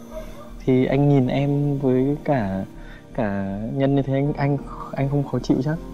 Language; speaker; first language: Vietnamese; native; Vietnamese